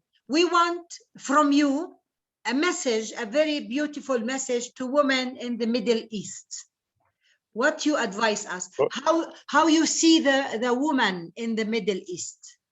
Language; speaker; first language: English; non-native, learner; Arabic